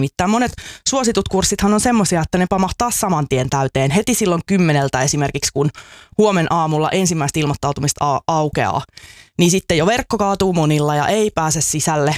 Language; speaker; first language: Finnish; native; Finnish